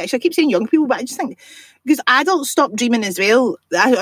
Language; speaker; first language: English; native; English